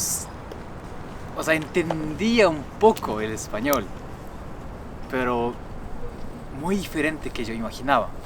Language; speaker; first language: Spanish; non-native, fluent; Japanese